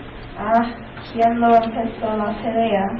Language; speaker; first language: Spanish; non-native, learner; English